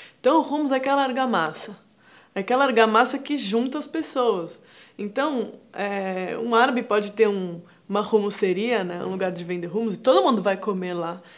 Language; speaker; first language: Portuguese; native; Portuguese